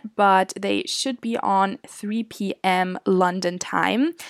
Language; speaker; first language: English; non-native, fluent; German